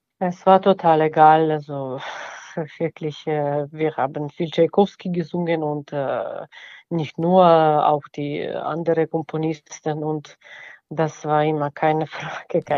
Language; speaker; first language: German; non-native, fluent; Ukrainian